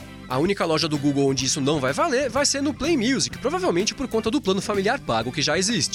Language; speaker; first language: Portuguese; native; Portuguese